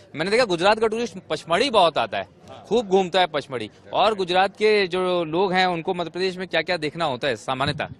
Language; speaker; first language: Hindi; native; Hindi